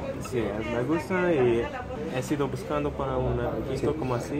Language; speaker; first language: Spanish; non-native, learner; English